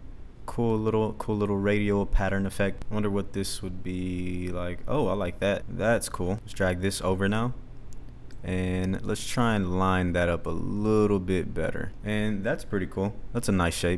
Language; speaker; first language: English; native; English